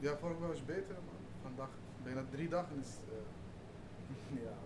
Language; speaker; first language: Dutch; non-native, learner; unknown